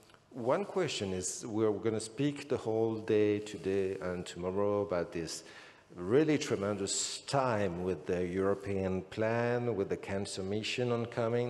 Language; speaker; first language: English; non-native, fluent; French